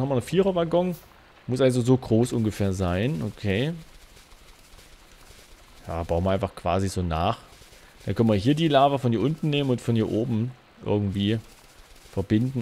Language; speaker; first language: German; native; German